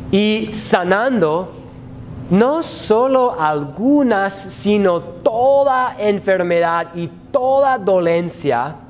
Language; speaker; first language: Spanish; non-native, fluent; English